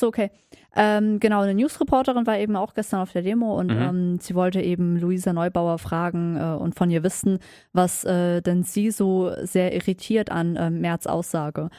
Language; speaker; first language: German; native; German